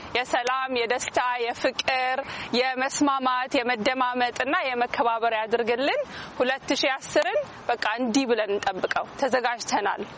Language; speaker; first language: Amharic; native; Amharic